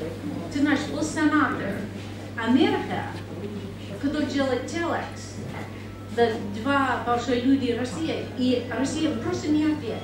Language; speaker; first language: Russian; non-native, learner; English